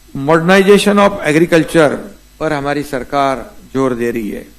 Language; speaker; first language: Hindi; non-native, local second language; Marathi